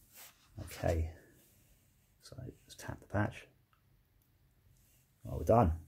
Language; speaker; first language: English; native; English